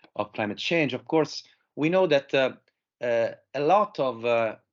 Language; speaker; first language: English; non-native, fluent; Italian